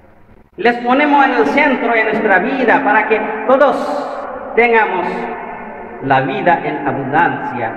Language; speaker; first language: Spanish; non-native, fluent; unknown